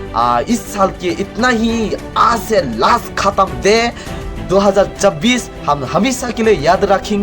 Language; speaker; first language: Hindi; non-native, local second language; Kok Borok